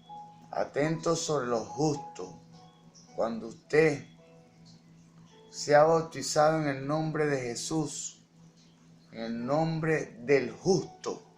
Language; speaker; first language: Spanish; native; Spanish